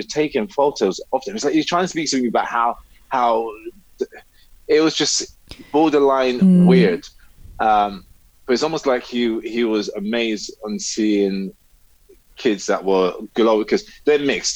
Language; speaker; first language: English; native; English